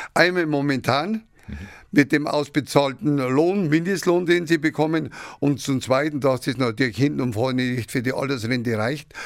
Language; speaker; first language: German; native; German